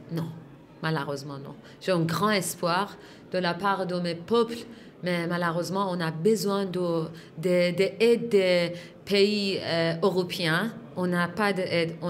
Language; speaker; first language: French; non-native, fluent; Persian